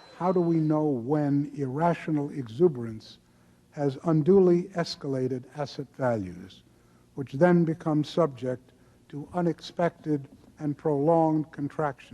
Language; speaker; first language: English; native; English